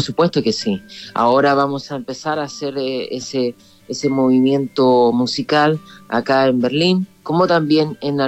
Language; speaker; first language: Spanish; native; Spanish